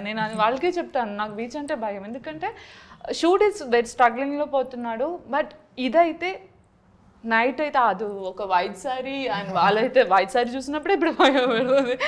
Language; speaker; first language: Telugu; non-native, learner; Malayalam